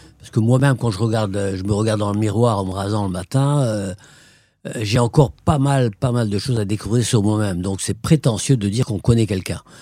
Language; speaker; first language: French; non-native, local second language; Arabic